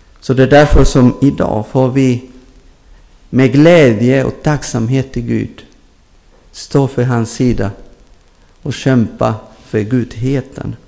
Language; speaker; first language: Swedish; non-native, fluent; Spanish